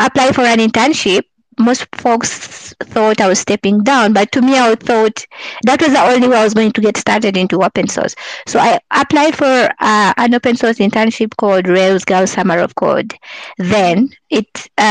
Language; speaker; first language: English; non-native, local second language; Ganda